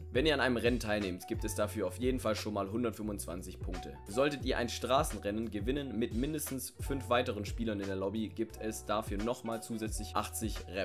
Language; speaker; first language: German; native; German